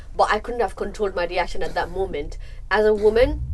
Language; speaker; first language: English; non-native, local second language; Nepali